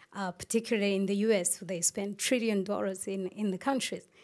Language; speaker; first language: English; non-native, local second language; Kinyarwanda